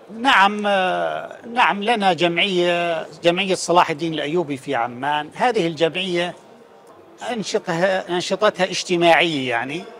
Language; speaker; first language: Arabic; native; Arabic